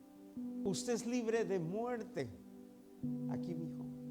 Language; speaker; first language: Spanish; native; Spanish